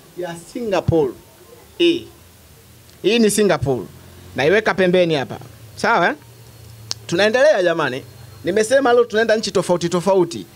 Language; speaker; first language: Swahili; native; Swahili